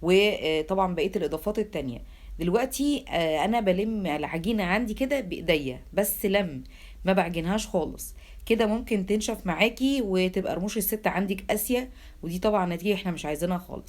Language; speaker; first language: Arabic; native; Arabic